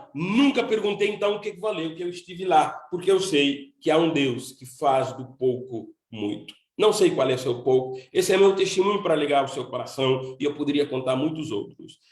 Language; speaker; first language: Portuguese; non-native, local second language; Kabuverdianu